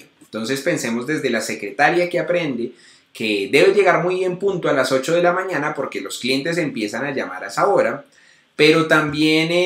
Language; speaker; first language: Spanish; native; Spanish